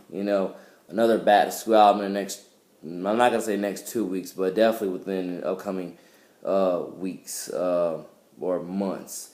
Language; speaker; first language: English; native; English